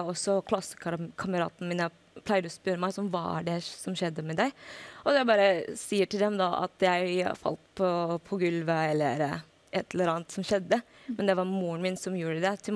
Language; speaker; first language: Norwegian; non-native, fluent; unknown